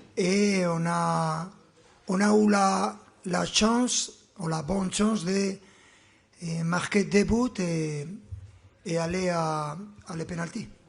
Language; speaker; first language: French; non-native, fluent; Spanish